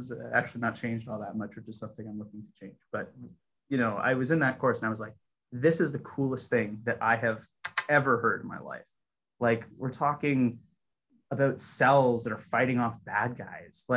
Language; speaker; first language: English; native; English